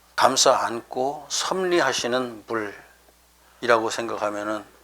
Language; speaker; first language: Korean; native; Korean